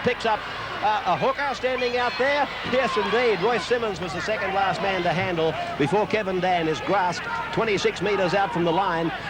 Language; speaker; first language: English; native; English